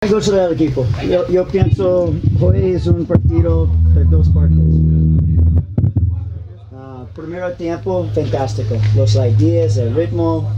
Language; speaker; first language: Spanish; non-native, learner; English